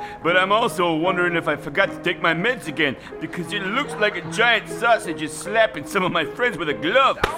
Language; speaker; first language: English; native; English